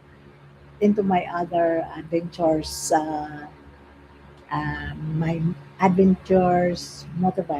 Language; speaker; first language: English; non-native, local second language; Filipino